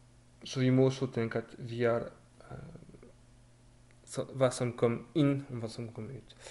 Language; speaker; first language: Norwegian; non-native, learner; French